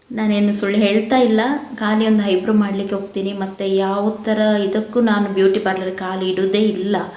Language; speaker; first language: Kannada; non-native, local second language; Konkani